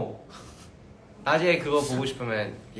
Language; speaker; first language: Korean; early bilingual, heritage; Korean